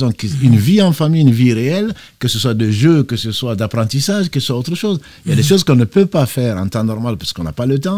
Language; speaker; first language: French; native; French